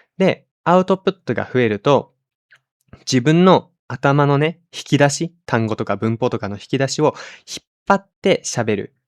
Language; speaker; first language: Japanese; native; Japanese